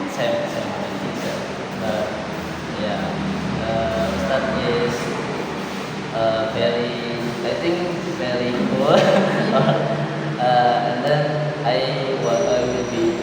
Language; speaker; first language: English; non-native, learner; Indonesian